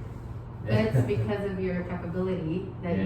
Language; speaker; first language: English; non-native, learner; Indonesian